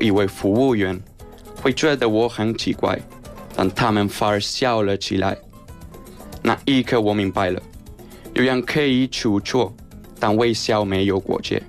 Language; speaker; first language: Chinese; non-native, learner; Spanish